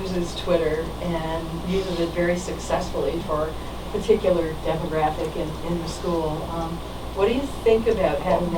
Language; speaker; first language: English; native; English